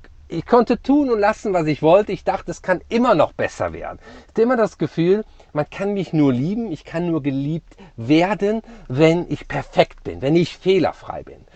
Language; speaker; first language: German; native; German